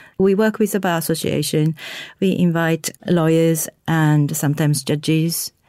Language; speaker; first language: English; non-native, fluent; Japanese